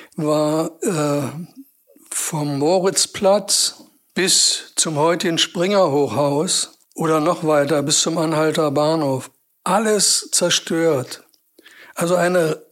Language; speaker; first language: German; native; German